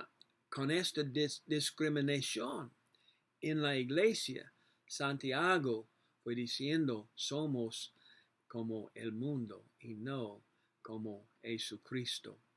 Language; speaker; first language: Spanish; non-native, learner; English